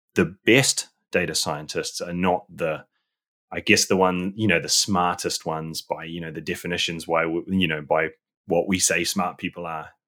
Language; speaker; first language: English; native; English